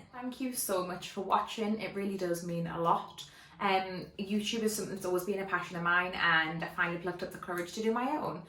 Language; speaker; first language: English; native; English